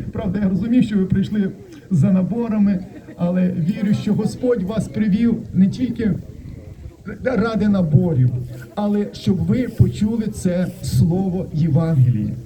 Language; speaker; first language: Ukrainian; non-native, local second language; Russian